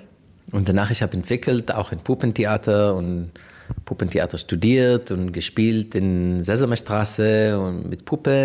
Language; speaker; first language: German; non-native, learner; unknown